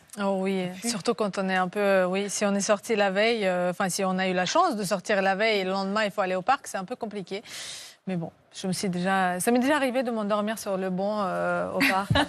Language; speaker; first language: French; non-native, fluent; Russian